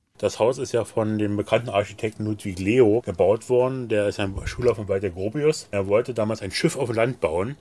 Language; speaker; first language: German; native; German